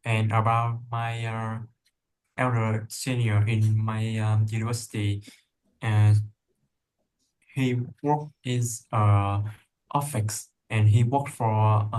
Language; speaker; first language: English; non-native, learner; Vietnamese